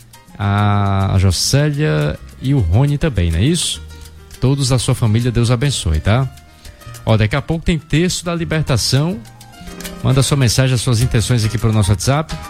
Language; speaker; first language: Portuguese; native; Portuguese